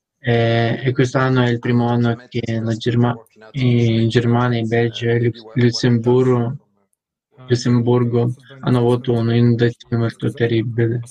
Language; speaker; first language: Italian; non-native, learner; Russian